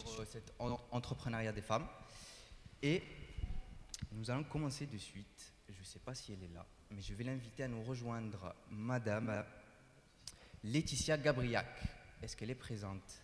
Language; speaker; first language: French; native; French